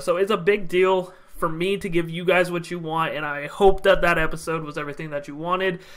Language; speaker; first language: English; native; English